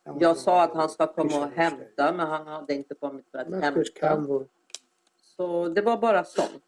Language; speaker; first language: Swedish; non-native, fluent; Persian